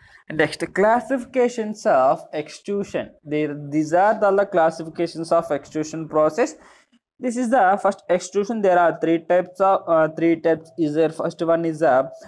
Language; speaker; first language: English; non-native, local second language; Telugu